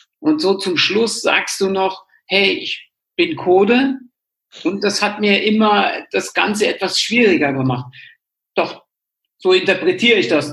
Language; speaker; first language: German; native; German